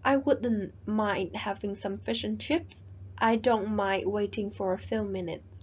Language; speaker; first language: English; non-native, fluent; Vietnamese